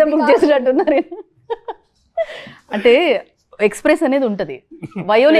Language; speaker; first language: Telugu; native; Telugu